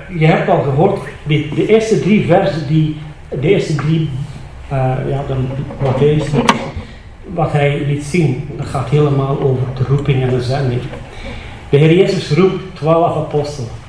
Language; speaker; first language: Dutch; native; Dutch